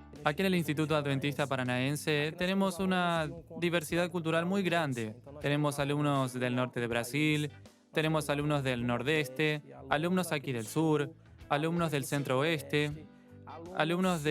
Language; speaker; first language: Spanish; non-native, fluent; Portuguese